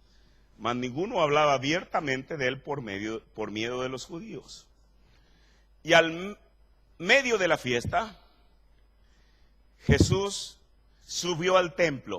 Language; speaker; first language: Spanish; native; Spanish